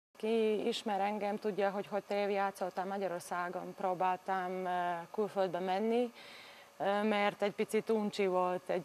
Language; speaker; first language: Hungarian; non-native, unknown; Serbian